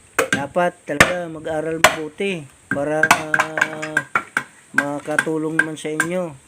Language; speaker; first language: Filipino; native; Filipino